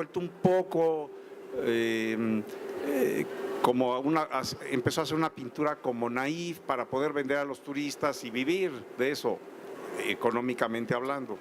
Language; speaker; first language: Spanish; native; Spanish